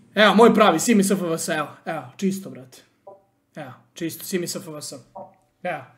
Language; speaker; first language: Bosnian; native; Bosnian